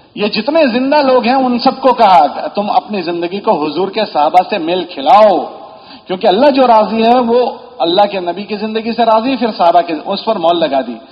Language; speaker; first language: Urdu; native; Urdu